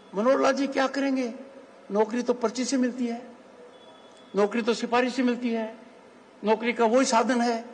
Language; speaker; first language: Hindi; native; Hindi